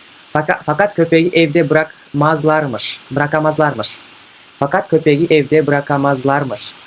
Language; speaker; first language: Turkish; non-native, fluent; Kyrgyz